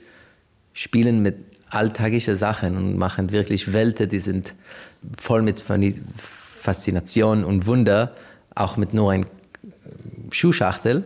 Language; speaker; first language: German; non-native, learner; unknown